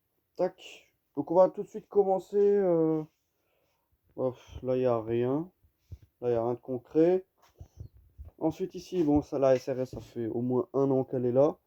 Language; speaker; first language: French; native; French